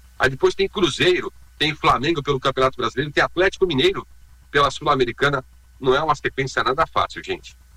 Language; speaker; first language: Portuguese; native; Portuguese